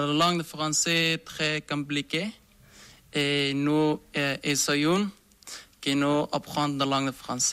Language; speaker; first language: French; non-native, learner; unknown